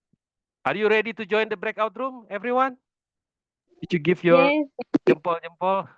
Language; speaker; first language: English; non-native, fluent; Indonesian